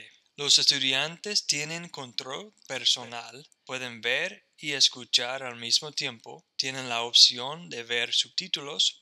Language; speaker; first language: Spanish; non-native, fluent; English